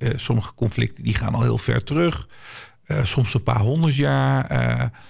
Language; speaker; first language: Dutch; early bilingual, other home language; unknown